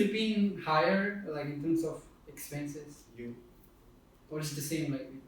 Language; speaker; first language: English; non-native, fluent; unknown